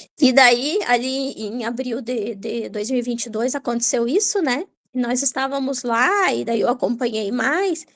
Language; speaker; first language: Portuguese; native; Portuguese